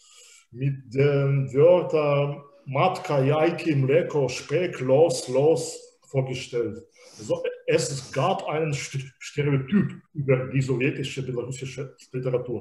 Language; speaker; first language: German; non-native, fluent; Belarusian